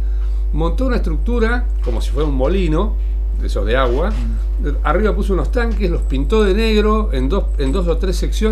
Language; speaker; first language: Spanish; native; Spanish